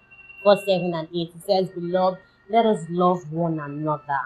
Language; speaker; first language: English; non-native, local second language; Yoruba